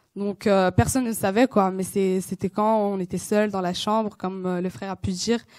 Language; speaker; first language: French; non-native, local second language; Kinyarwanda